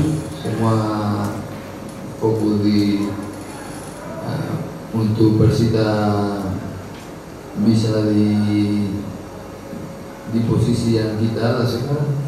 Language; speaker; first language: Indonesian; non-native, learner; Spanish